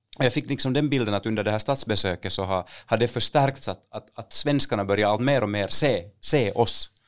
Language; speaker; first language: Swedish; native; Swedish